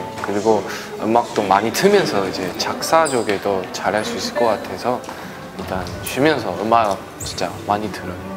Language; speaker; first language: Korean; non-native, learner; Chinese